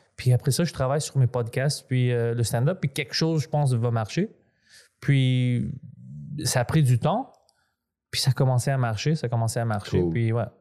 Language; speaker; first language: French; non-native, fluent; Greek